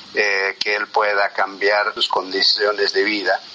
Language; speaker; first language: Spanish; non-native, local second language; Quechua